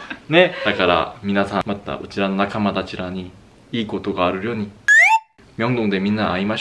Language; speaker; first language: Japanese; non-native, fluent; Korean